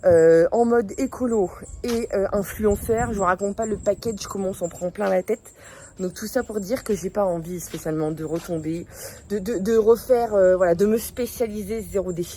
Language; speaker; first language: French; native; French